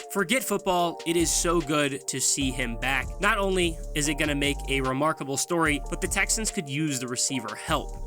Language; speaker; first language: English; native; English